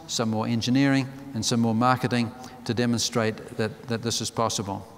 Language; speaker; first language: English; native; English